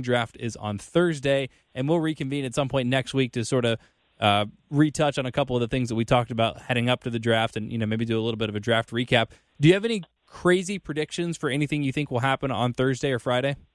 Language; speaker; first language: English; native; English